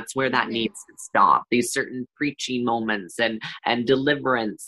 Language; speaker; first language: English; native; English